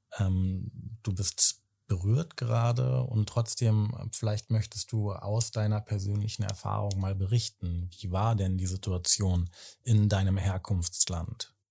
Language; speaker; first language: German; native; German